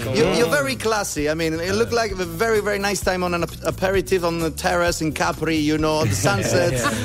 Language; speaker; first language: English; non-native, fluent; Italian